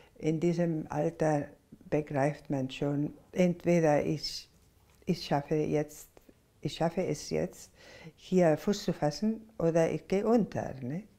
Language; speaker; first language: German; non-native, fluent; Spanish